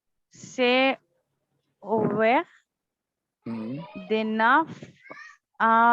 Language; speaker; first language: French; non-native, learner; Urdu